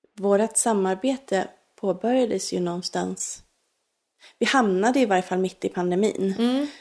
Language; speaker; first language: Swedish; native; Swedish